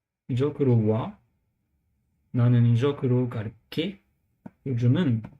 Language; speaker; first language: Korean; non-native, learner; English